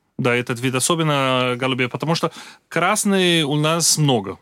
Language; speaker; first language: Russian; non-native, learner; Portuguese